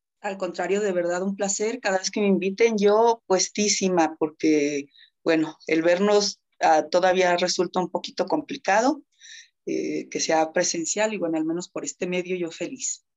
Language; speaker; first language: Spanish; native; Spanish